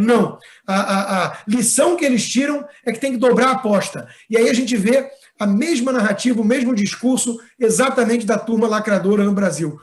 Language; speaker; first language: Portuguese; native; Portuguese